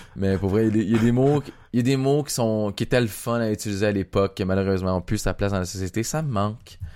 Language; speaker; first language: French; native; French